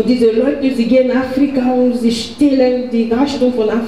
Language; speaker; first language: German; non-native, learner; French